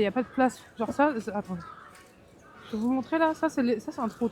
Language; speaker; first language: French; native; French